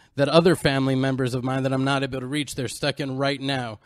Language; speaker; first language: English; native; English